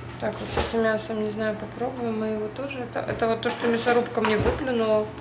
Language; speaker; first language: Russian; native; Russian